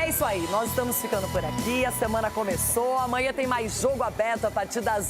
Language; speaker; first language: Portuguese; native; Portuguese